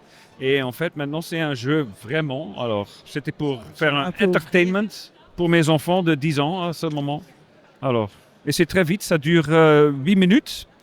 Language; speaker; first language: French; non-native, local second language; Dutch